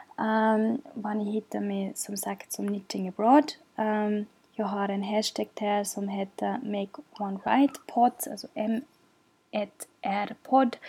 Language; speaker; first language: Swedish; non-native, learner; German